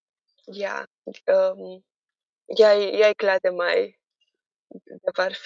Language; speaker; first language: Norwegian; non-native, learner; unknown